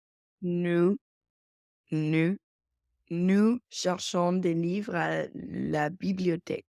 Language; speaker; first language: French; non-native, learner; English